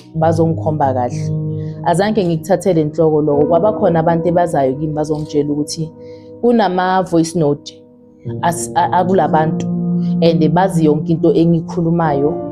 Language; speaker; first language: Zulu; native; Zulu